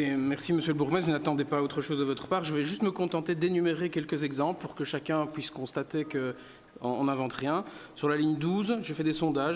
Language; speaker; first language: French; native; French